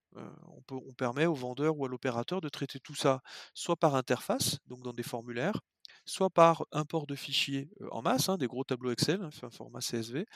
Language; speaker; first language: French; native; French